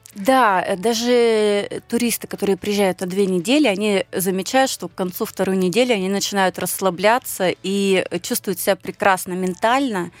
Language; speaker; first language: Russian; native; Russian